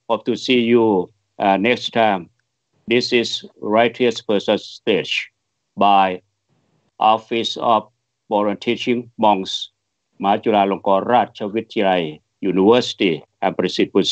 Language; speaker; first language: English; non-native, fluent; Thai